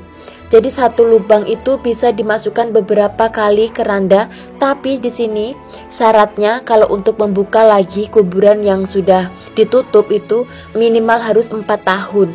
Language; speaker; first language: Indonesian; non-native, local second language; Javanese